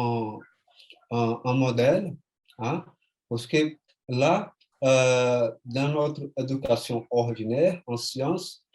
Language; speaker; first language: French; non-native, fluent; Portuguese